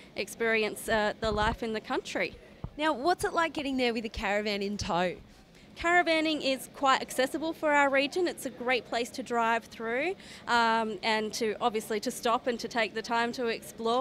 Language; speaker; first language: English; native; English